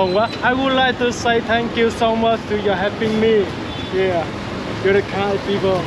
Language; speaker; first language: English; non-native, learner; Vietnamese